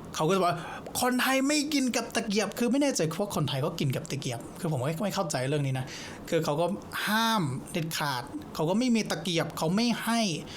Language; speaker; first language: Thai; non-native, fluent; English